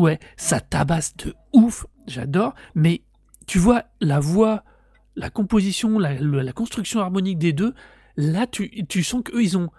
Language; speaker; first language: French; native; French